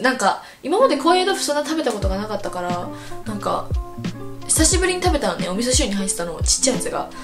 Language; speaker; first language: Japanese; early bilingual, heritage; Japanese